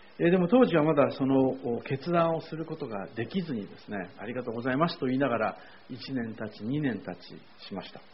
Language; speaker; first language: Japanese; native; Japanese